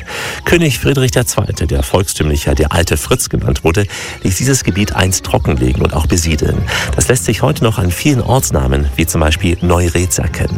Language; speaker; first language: German; native; German